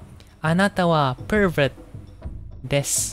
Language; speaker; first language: Japanese; non-native, learner; Indonesian